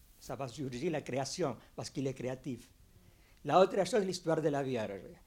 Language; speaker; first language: French; non-native, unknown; Spanish